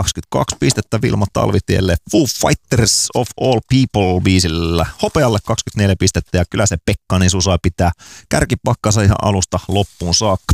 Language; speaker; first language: Finnish; native; Finnish